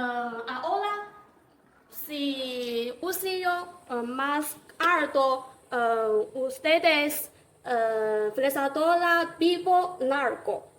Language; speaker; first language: Spanish; non-native, learner; Chinese